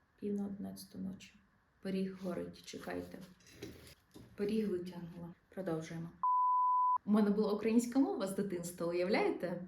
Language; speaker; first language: Ukrainian; non-native, local second language; Russian